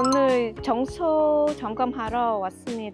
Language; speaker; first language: Korean; non-native, learner; Vietnamese